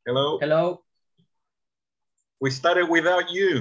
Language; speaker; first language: English; non-native, fluent; Spanish